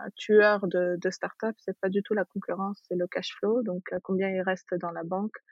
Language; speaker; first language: French; non-native, local second language; Arabic